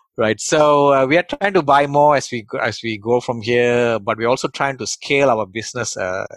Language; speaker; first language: English; non-native, local second language; Tamil